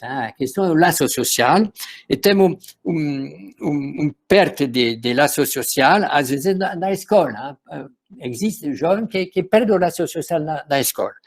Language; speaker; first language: Portuguese; non-native, fluent; French